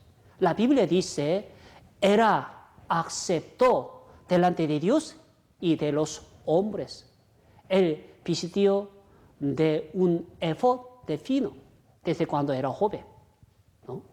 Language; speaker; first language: Spanish; non-native, fluent; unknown